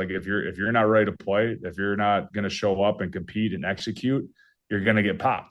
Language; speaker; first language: English; native; English